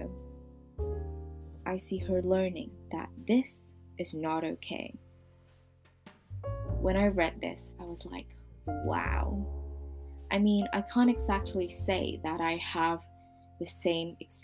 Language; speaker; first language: English; non-native, local second language; Cantonese